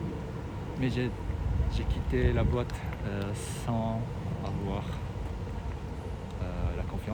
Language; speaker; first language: French; non-native, learner; Japanese